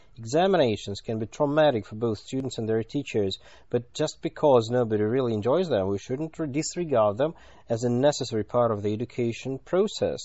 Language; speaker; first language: English; non-native, fluent; Russian